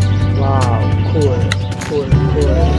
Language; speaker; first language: English; non-native, learner; Vietnamese